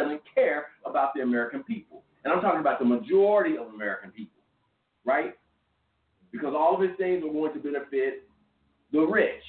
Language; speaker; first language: English; native; English